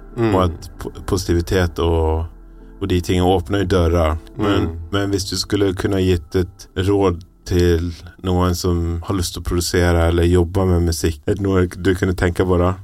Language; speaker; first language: Norwegian; native; Norwegian